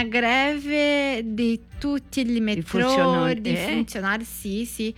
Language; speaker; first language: Italian; non-native, learner; Portuguese